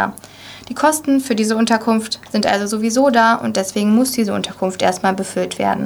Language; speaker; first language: German; native; German